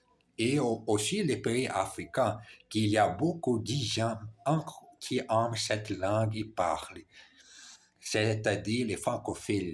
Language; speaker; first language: French; non-native, learner; Portuguese